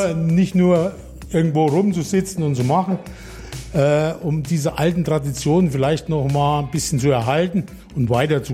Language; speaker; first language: German; native; German